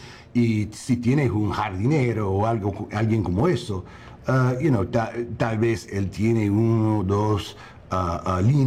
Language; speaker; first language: Spanish; non-native, fluent; English